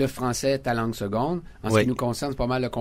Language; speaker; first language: French; native; French